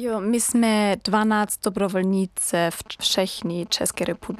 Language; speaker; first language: Czech; non-native, learner; German